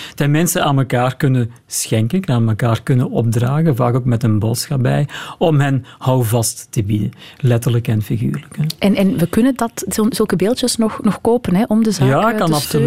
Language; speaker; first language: Dutch; native; Dutch